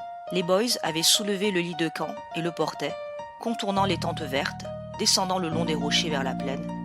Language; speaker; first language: French; native; French